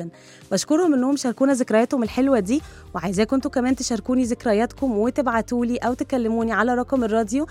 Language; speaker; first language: Arabic; native; Arabic